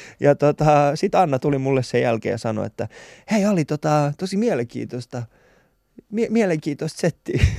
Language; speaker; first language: Finnish; early bilingual, other home language; Persian